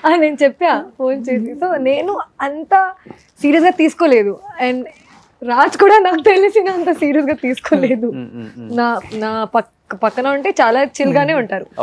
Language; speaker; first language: Telugu; non-native, local second language; Hindi